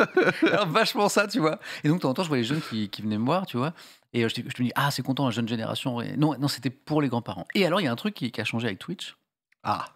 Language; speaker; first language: French; native; French